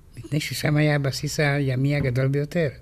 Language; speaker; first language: Hebrew; non-native, fluent; Romanian